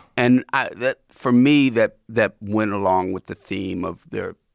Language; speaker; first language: English; native; English